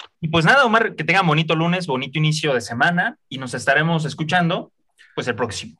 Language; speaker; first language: Spanish; native; Spanish